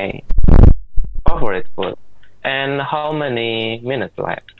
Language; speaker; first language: English; non-native, learner; Indonesian